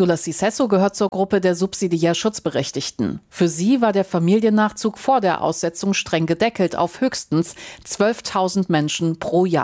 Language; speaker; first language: German; native; German